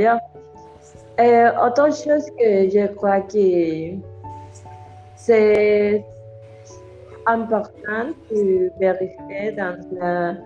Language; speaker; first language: French; non-native, learner; Spanish